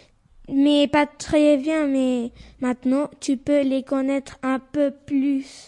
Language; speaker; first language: French; non-native, fluent; Spanish